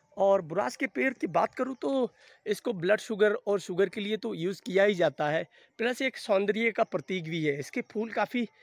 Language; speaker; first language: Hindi; non-native, local second language; Bangla